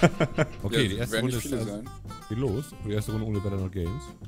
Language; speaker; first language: German; native; German